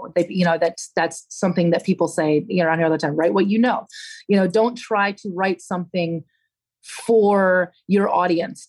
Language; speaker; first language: English; native; English